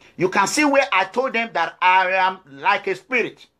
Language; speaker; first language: English; non-native, local second language; Bini